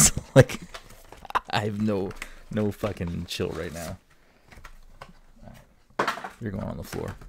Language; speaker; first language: English; native; English